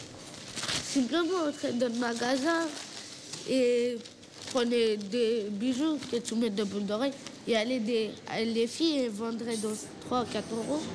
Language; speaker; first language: French; non-native, learner; Romanian